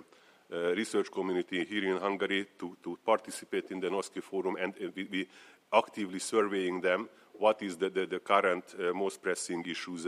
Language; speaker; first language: English; non-native, fluent; Hungarian